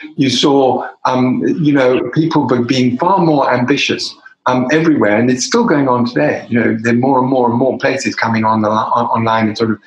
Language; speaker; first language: English; native; English